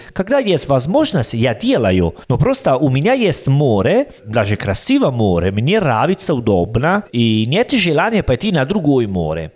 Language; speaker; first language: Russian; non-native, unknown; Italian